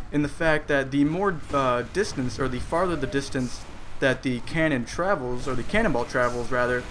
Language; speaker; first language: English; native; English